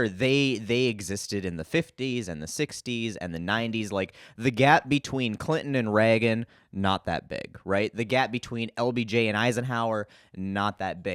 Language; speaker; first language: English; native; English